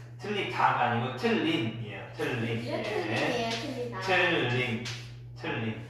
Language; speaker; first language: Korean; native; Korean